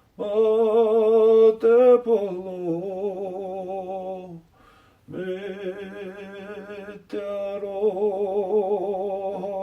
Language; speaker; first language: Māori; non-native, local second language; English